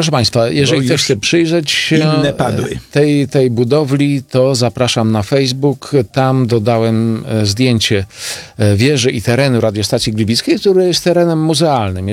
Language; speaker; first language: Polish; native; Polish